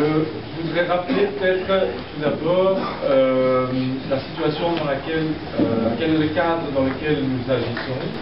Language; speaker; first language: French; native; French